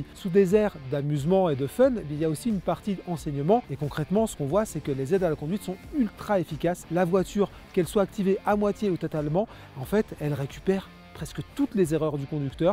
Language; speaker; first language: French; native; French